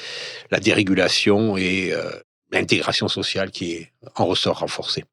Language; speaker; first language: French; native; French